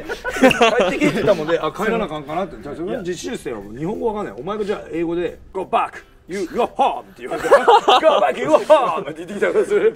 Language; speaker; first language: Japanese; native; Japanese